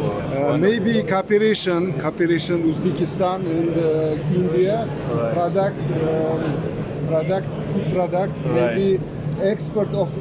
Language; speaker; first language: English; non-native, learner; Uzbek